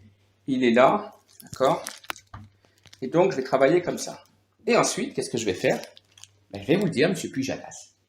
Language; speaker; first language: French; native; French